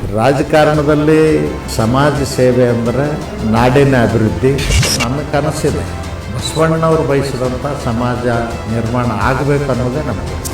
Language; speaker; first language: Kannada; native; Kannada